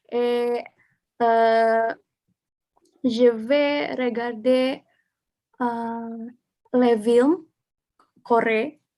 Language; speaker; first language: French; non-native, learner; Indonesian